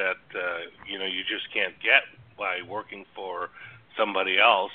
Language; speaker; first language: English; native; English